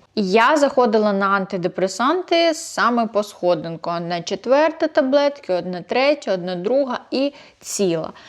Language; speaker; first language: Ukrainian; non-native, local second language; Russian